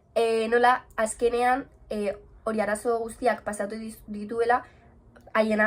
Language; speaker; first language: Basque; non-native, local second language; Spanish